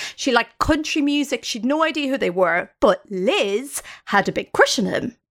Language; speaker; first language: English; native; English